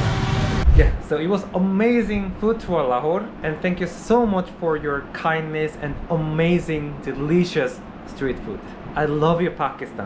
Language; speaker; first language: English; non-native, fluent; Korean